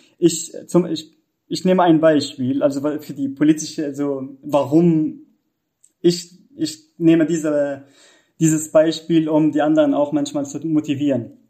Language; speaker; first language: German; non-native, fluent; Arabic